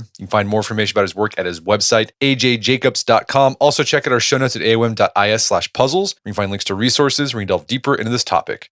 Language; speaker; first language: English; native; English